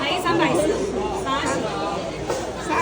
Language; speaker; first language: Chinese; non-native, learner; Khmer